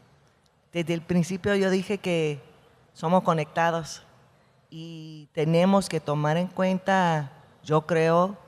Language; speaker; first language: Spanish; non-native, fluent; English